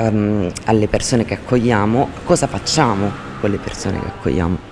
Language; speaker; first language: Italian; native; Italian